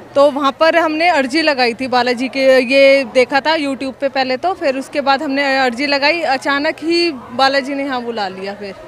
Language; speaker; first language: Hindi; native; Hindi